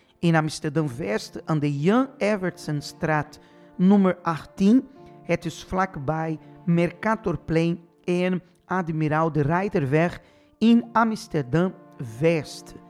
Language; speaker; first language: Dutch; non-native, fluent; Portuguese